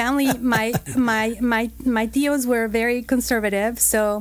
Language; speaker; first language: English; non-native, fluent; Spanish